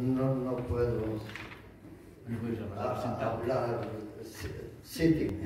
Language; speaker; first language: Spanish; non-native, learner; Greek